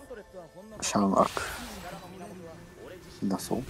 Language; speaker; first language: Japanese; native; Japanese